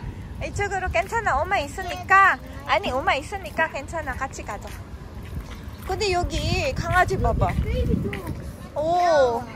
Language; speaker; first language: Korean; non-native, fluent; Filipino